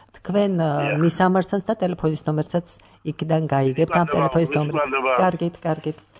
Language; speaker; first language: Georgian; native; Georgian